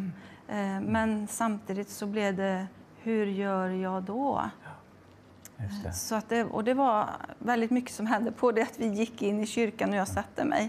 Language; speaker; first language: Swedish; native; Swedish